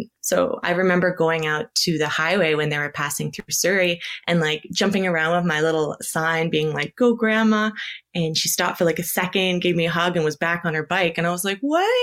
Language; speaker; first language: English; native; English